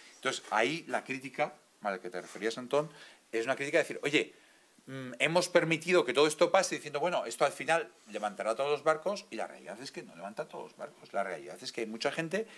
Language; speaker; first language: Spanish; native; Spanish